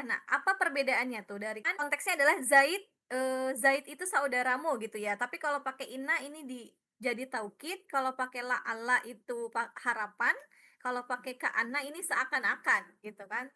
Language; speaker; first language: Indonesian; native; Indonesian